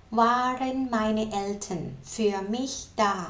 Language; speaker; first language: German; non-native, fluent; Thai